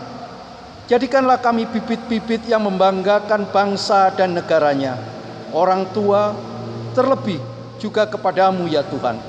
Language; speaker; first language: Indonesian; native; Indonesian